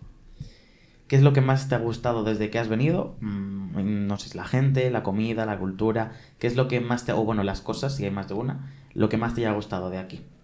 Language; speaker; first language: Spanish; native; Spanish